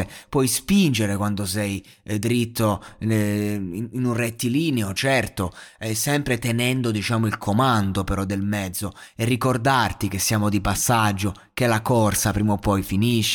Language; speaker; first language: Italian; native; Italian